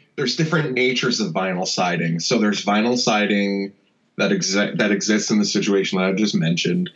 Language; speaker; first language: English; native; English